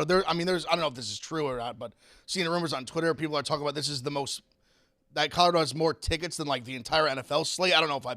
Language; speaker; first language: English; native; English